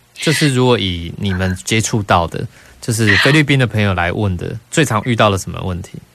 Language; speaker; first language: Chinese; native; Chinese